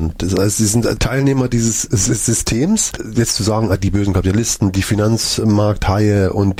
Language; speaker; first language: German; native; German